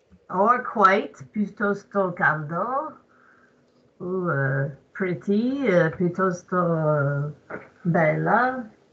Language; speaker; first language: Italian; non-native, learner; English